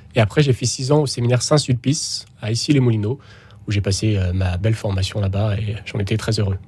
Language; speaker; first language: French; native; French